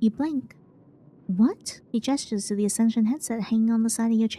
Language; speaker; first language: English; native; English